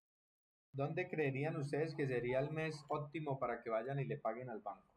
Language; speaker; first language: Spanish; native; Spanish